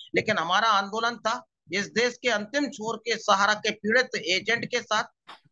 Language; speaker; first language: Hindi; native; Hindi